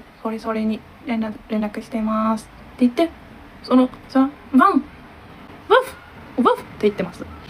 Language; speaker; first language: Japanese; non-native, learner; Turkish